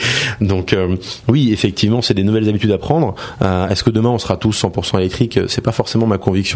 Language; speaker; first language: French; native; French